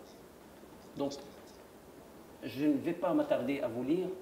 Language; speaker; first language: French; non-native, local second language; Arabic